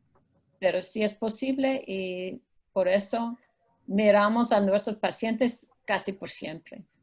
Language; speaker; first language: Spanish; non-native, fluent; English